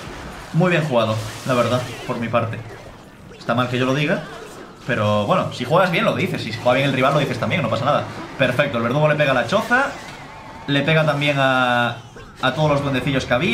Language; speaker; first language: Spanish; native; Spanish